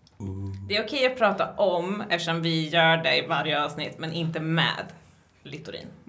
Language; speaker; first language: Swedish; native; Swedish